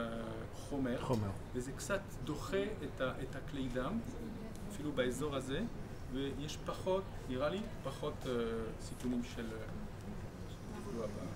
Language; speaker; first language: Hebrew; non-native, fluent; French